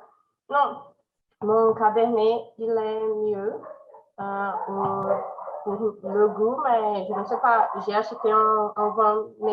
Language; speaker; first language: French; non-native, fluent; Portuguese